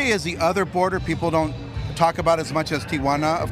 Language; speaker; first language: English; native; English